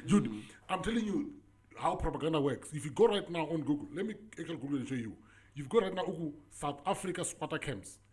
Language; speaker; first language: English; non-native, local second language; Tsonga